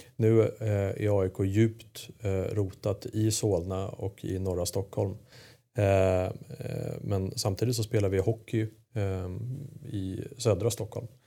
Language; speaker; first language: Swedish; native; Swedish